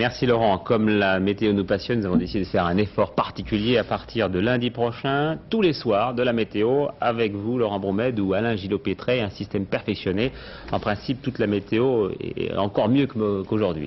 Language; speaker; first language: French; native; French